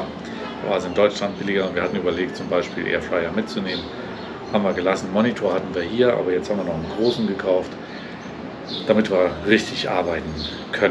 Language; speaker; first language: German; native; German